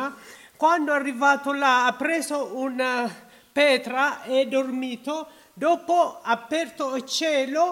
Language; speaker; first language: Italian; non-native, learner; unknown